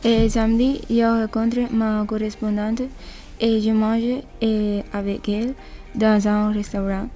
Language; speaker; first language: French; non-native, learner; Spanish